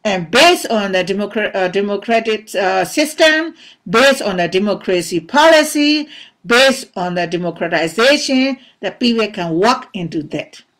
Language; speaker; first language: English; non-native, learner; Burmese